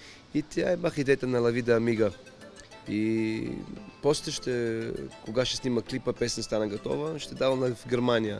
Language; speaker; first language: Bulgarian; non-native, learner; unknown